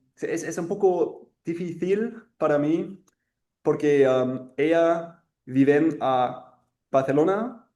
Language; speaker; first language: Spanish; non-native, learner; German